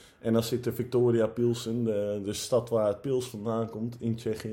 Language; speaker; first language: Dutch; native; Dutch